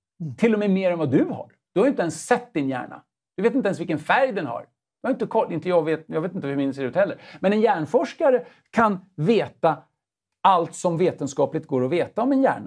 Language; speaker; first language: Swedish; native; Swedish